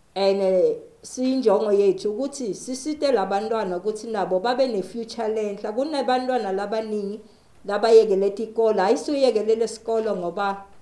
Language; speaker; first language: Zulu; non-native, local second language; Swati